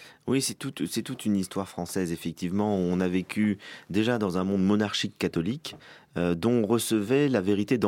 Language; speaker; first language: French; native; French